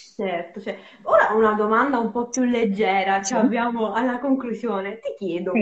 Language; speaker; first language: Italian; native; Italian